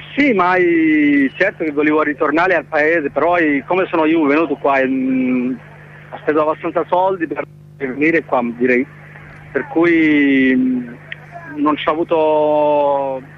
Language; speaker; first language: Italian; non-native, learner; Bangla